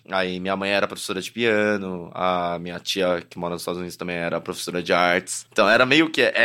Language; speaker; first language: Portuguese; early bilingual, other home language; Korean